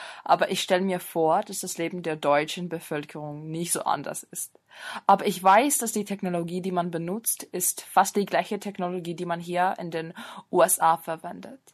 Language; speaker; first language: German; non-native, fluent; English